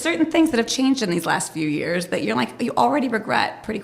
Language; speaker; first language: English; native; English